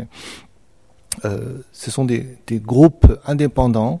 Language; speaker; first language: French; non-native, fluent; Chinese